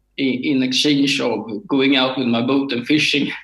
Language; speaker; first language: English; non-native, learner; Swedish